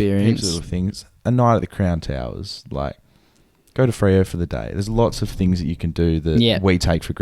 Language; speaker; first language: English; native; English